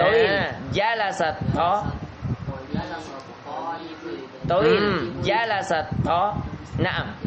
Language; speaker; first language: Arabic; non-native, fluent; Indonesian